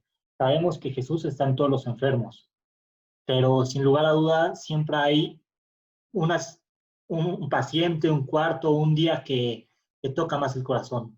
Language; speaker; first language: Spanish; native; Spanish